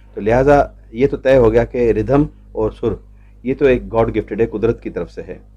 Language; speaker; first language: Urdu; non-native, local second language; Sindhi